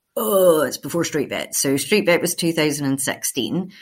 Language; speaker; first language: English; native; English